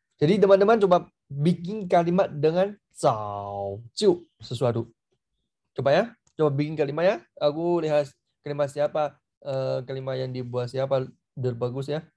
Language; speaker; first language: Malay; non-native, fluent; Chinese